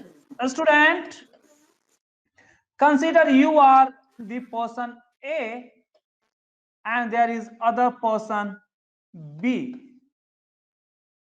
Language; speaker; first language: English; non-native, local second language; Hindi